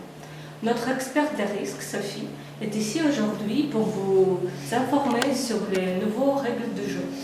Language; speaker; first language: French; non-native, learner; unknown